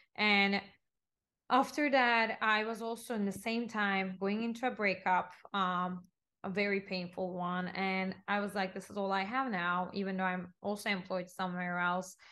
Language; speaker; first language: English; non-native, fluent; Turkish